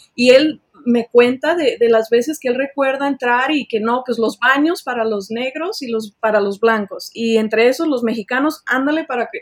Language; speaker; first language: Spanish; early bilingual, heritage; Spanish